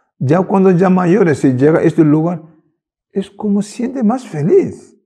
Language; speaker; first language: Spanish; non-native, learner; Tibetan